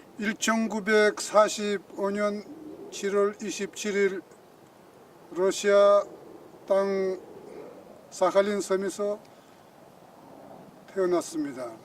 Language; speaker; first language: Korean; early bilingual, heritage; Russian